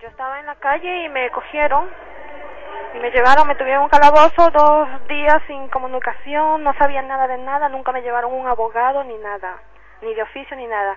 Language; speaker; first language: Spanish; native; Spanish